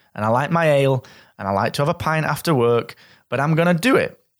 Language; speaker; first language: English; native; English